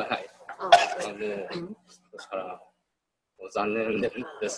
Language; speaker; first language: Japanese; non-native, learner; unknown